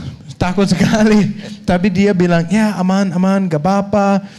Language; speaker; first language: Indonesian; non-native, fluent; Danish